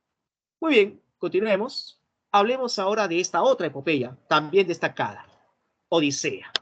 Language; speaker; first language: Spanish; native; Spanish